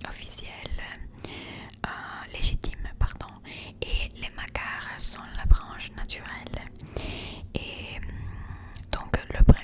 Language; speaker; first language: French; non-native, learner; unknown